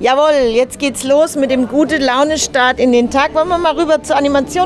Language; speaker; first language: German; native; German